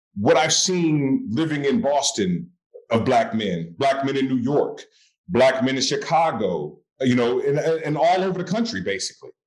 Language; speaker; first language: English; native; English